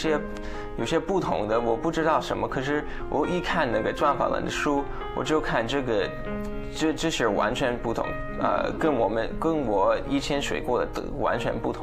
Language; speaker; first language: Chinese; non-native, fluent; English